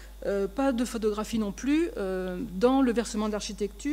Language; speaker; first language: French; native; French